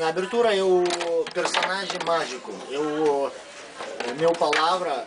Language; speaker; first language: Portuguese; non-native, learner; Russian